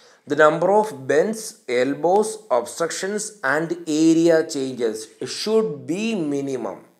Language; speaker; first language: English; non-native, local second language; Malayalam